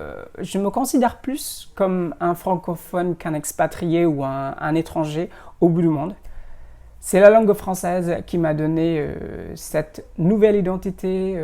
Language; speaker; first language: French; non-native, fluent; Indonesian